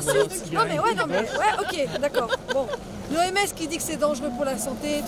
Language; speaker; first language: French; native; French